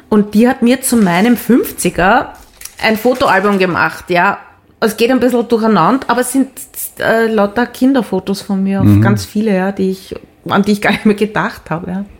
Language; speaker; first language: German; native; German